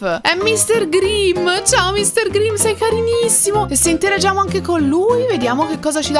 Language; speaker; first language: Italian; native; Italian